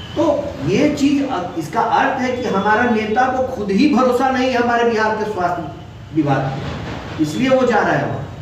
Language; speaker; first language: Hindi; native; Hindi